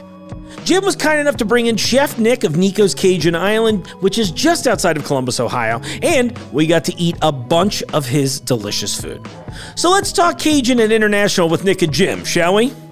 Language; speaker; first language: English; native; English